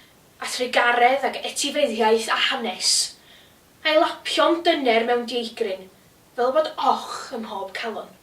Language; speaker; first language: Welsh; native; Welsh